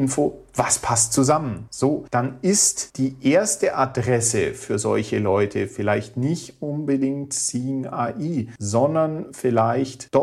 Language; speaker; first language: German; native; German